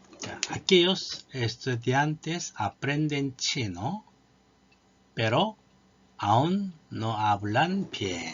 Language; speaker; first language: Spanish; non-native, fluent; Korean